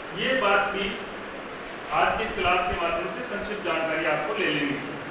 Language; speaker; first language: Hindi; native; Hindi